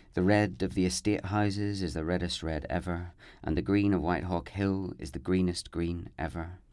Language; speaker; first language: English; native; English